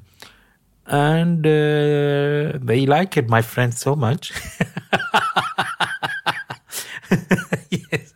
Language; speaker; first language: English; non-native, fluent; Arabic